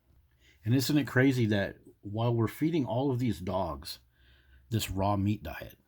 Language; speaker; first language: English; native; English